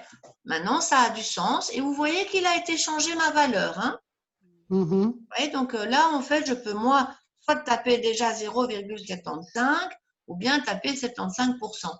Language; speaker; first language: French; native; French